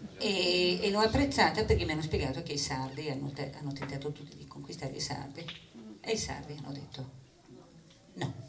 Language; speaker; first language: Italian; non-native, fluent; English